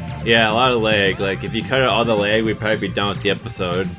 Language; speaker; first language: English; native; English